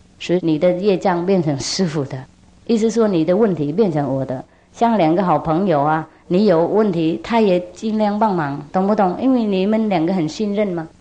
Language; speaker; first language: Chinese; non-native, fluent; Vietnamese